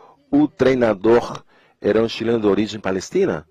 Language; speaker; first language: Portuguese; non-native, fluent; Spanish